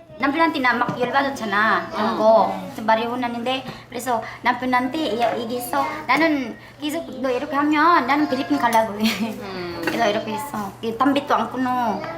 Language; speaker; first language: Korean; non-native, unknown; Filipino